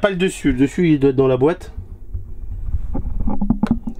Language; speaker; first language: French; native; French